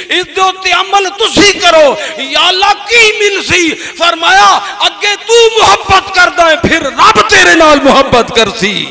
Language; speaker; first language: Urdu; non-native, local second language; Punjabi